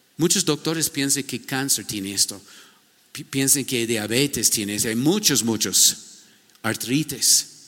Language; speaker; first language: Spanish; non-native, fluent; English